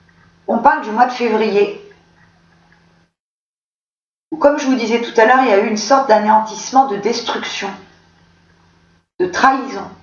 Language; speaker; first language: French; native; French